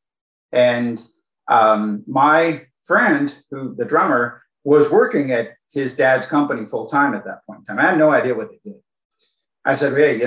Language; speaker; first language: English; native; English